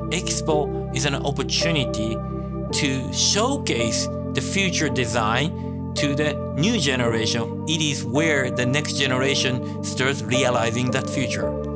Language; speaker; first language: English; non-native, fluent; Japanese